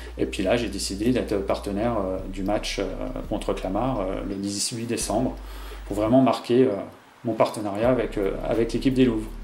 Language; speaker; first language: French; native; French